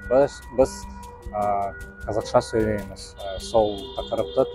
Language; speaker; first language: Kazakh; non-native, local second language; Russian